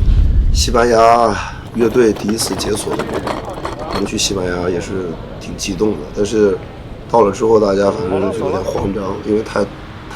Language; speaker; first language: Chinese; native; Chinese